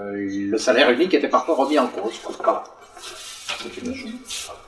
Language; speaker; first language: French; native; French